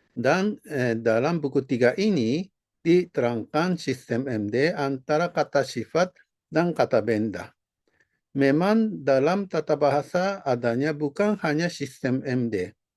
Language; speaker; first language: Indonesian; non-native, fluent; Japanese